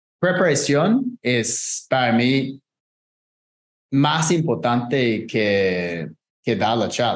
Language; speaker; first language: Spanish; non-native, fluent; English